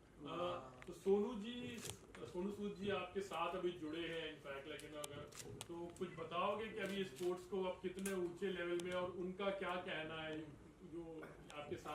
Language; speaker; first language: Hindi; native; Hindi